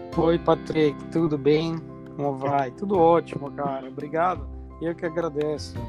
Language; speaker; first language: Portuguese; non-native, fluent; Italian